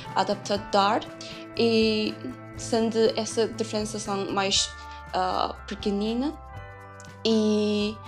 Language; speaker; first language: Portuguese; non-native, learner; Chinese